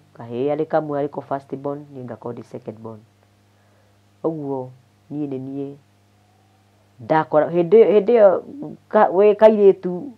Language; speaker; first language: Kikuyu; native; Kikuyu